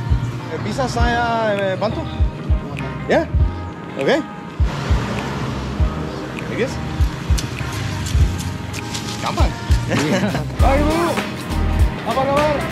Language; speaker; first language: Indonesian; non-native, learner; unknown